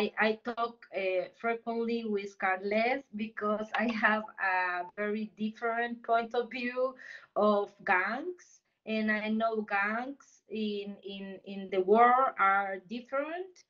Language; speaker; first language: English; non-native, learner; Spanish